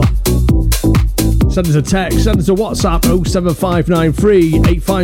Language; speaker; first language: English; native; English